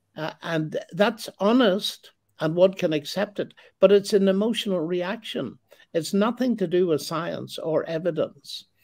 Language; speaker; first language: English; native; English